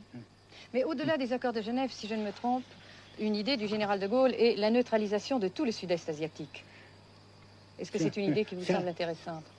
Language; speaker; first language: French; native; French